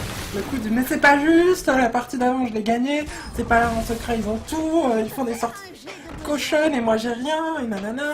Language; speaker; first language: French; native; French